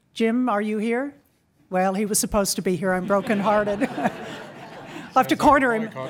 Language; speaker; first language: English; native; English